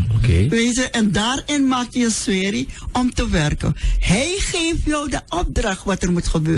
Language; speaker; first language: Dutch; non-native, local second language; Sranan Tongo